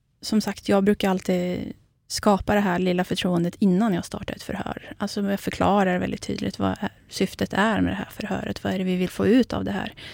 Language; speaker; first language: Swedish; early bilingual, other home language; Kurdish